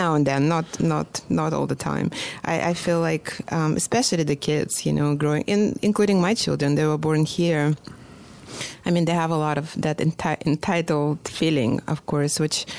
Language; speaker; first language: English; non-native, fluent; Russian